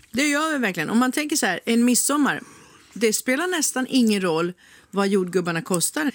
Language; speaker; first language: Swedish; native; Swedish